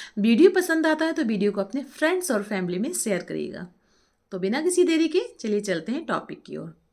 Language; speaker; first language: Hindi; native; Hindi